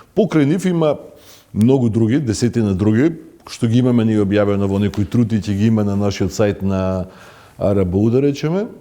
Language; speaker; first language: Macedonian; native; Macedonian